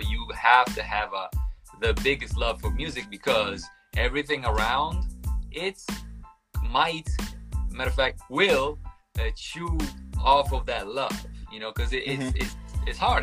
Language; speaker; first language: English; non-native, fluent; Italian